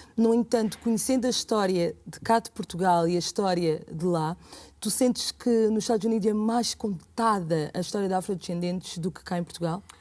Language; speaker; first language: Portuguese; native; Portuguese